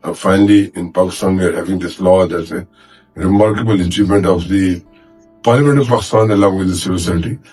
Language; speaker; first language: English; non-native, local second language; Urdu